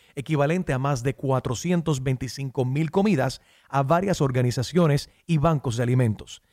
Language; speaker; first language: Spanish; early bilingual, heritage; Spanish